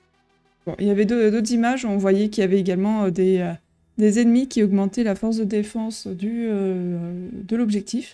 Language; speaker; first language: French; native; French